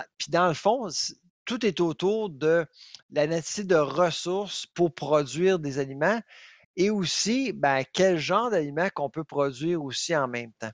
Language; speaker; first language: French; native; French